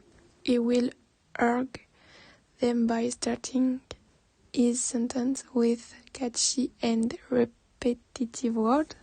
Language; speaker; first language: English; non-native, learner; French